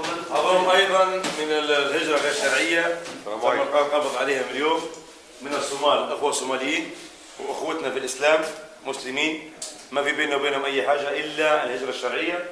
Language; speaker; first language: Arabic; native; Arabic